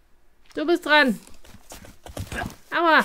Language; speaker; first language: German; native; German